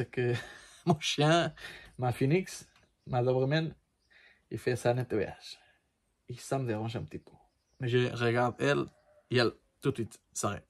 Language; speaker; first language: French; non-native, learner; Portuguese